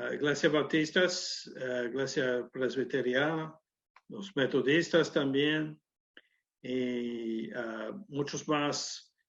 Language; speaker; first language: Spanish; non-native, learner; English